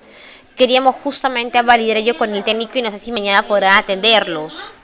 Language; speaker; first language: Spanish; native; Spanish